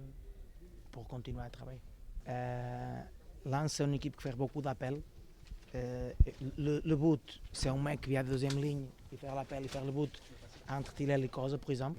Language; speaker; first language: French; non-native, fluent; Portuguese